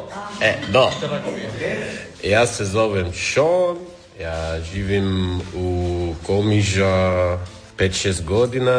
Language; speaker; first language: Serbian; non-native, learner; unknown